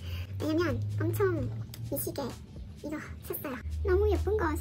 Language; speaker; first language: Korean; non-native, fluent; Thai